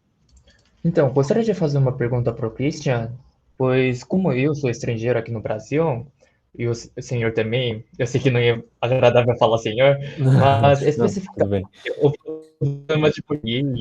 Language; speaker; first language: Portuguese; non-native, learner; Korean